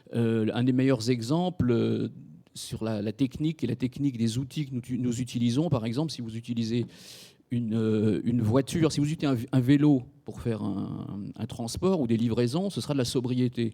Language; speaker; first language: French; native; French